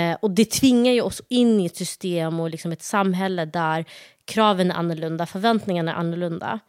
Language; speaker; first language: Swedish; early bilingual, other home language; Somali